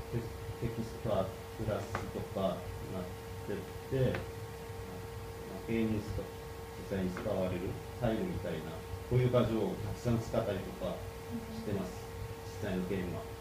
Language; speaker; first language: Japanese; non-native, fluent; Korean